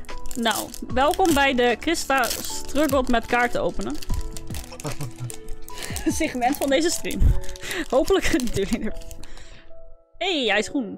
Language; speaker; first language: Dutch; native; Dutch